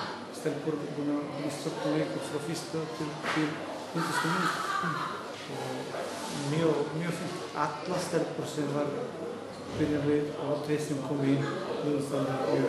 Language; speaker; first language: Icelandic; non-native, learner; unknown